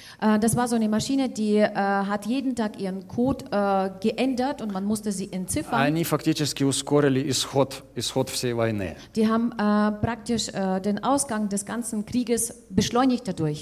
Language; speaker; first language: German; non-native, fluent; Russian